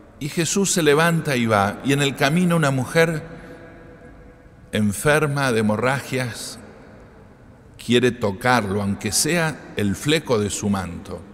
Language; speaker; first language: Spanish; native; Spanish